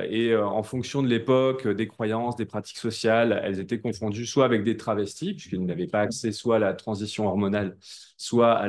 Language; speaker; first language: French; native; French